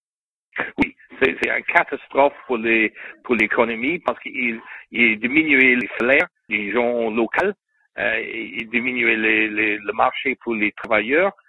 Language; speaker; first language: French; non-native, learner; English